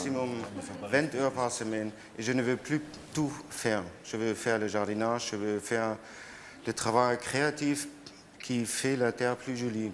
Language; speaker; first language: French; non-native, learner; German